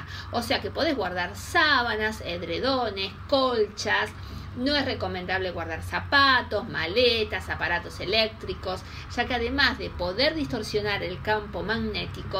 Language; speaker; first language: Spanish; native; Spanish